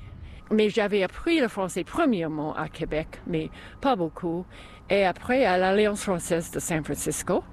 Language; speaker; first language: French; non-native, fluent; English